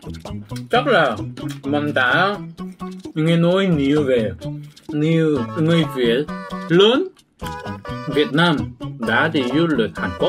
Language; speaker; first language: Vietnamese; non-native, learner; Korean